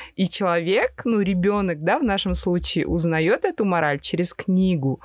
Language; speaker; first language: Russian; native; Russian